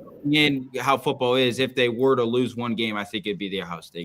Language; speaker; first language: English; native; English